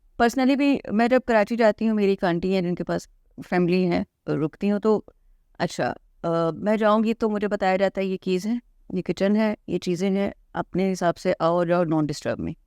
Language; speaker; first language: Urdu; non-native, local second language; Punjabi